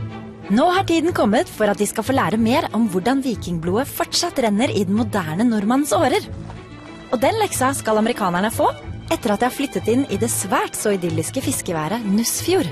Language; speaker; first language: Norwegian; native; Norwegian